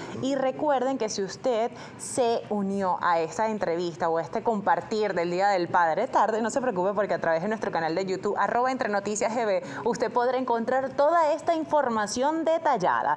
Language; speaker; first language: Spanish; native; Spanish